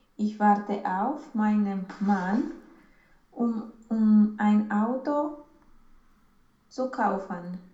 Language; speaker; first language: German; non-native, learner; Romanian